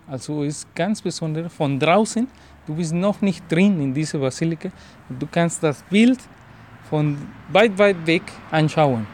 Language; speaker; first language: German; non-native, learner; Spanish